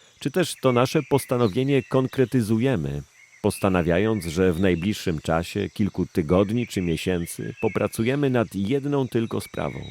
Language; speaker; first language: Polish; native; Polish